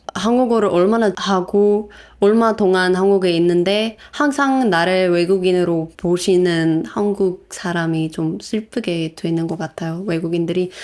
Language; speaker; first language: Korean; non-native, fluent; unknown